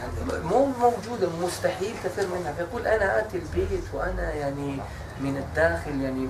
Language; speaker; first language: Arabic; non-native, fluent; Bosnian